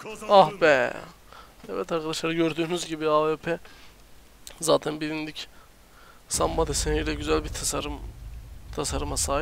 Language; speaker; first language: Turkish; native; Turkish